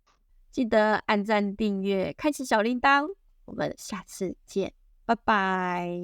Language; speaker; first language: Chinese; native; Chinese